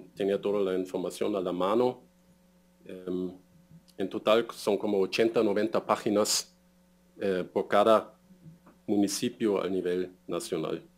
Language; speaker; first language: Spanish; non-native, fluent; German